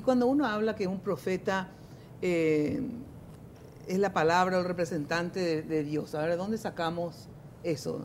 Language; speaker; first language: Spanish; native; Spanish